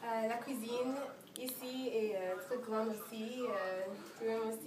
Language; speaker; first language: French; non-native, learner; English